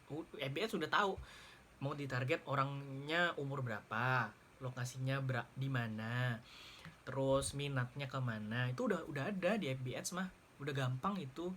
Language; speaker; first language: Indonesian; native; Indonesian